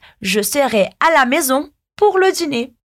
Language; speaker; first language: French; non-native, fluent; Portuguese